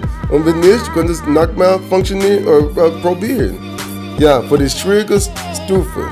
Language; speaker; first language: German; non-native, learner; English